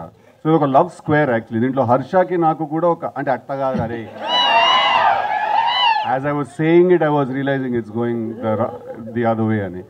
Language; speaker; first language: Telugu; native; Telugu